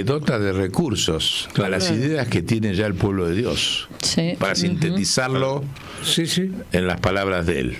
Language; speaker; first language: Spanish; native; Spanish